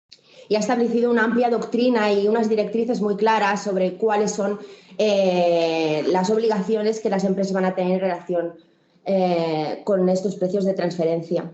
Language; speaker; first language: Spanish; native; Spanish